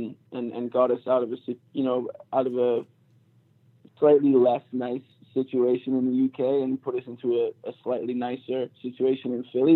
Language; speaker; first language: English; native; English